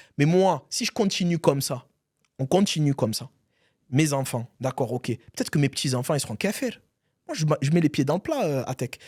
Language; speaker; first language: French; early bilingual, other home language; Arabic